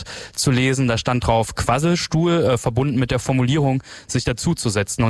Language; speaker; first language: German; native; German